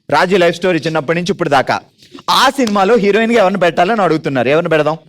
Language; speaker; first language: Telugu; native; Telugu